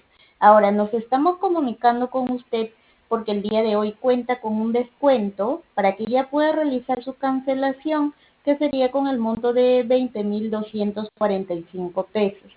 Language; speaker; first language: Spanish; native; Spanish